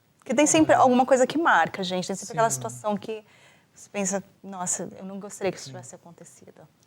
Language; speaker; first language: Portuguese; native; Portuguese